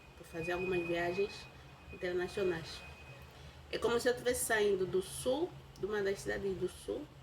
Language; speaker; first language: Portuguese; native; Portuguese